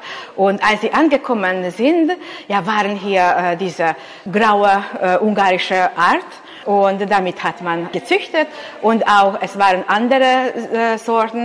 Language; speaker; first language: German; non-native, local second language; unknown